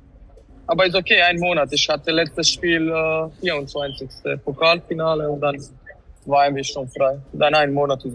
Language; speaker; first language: German; non-native, fluent; Serbian